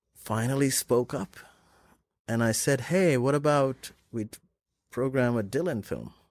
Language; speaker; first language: English; non-native, local second language; Urdu